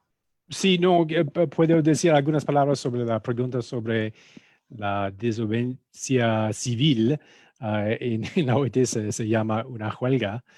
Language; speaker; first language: Spanish; non-native, fluent; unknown